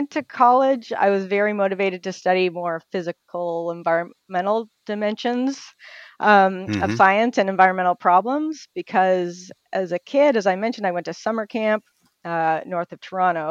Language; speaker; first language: English; native; English